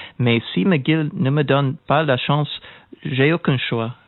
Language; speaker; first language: French; non-native, fluent; English